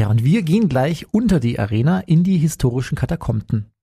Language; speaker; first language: German; native; German